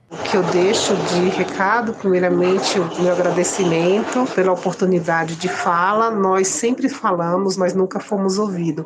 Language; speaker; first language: Portuguese; native; Portuguese